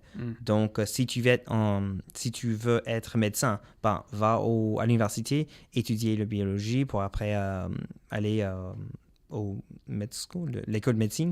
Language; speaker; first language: French; non-native, local second language; English